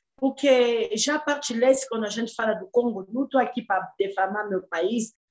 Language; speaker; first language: Portuguese; non-native, fluent; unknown